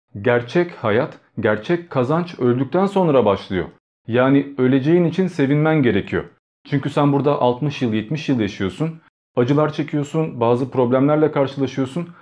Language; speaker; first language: Turkish; early bilingual, other home language; Albanian